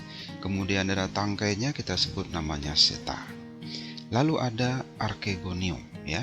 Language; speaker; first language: Indonesian; native; Indonesian